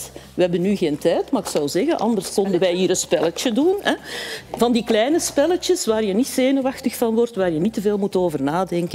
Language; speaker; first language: Dutch; native; Dutch